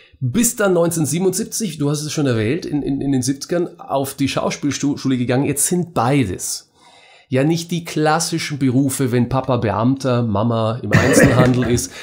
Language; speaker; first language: German; native; German